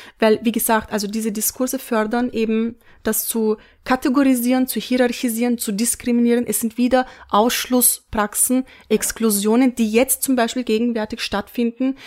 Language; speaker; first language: German; early bilingual, other home language; Turkish